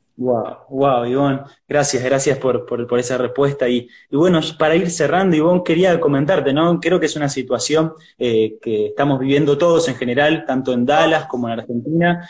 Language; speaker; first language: Spanish; native; Spanish